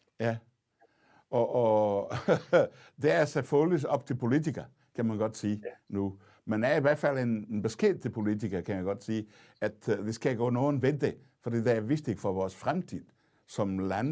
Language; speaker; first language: Danish; non-native, fluent; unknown